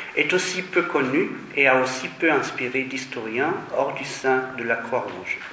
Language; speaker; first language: French; non-native, fluent; German